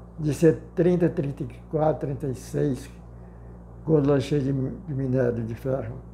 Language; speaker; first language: Portuguese; native; Portuguese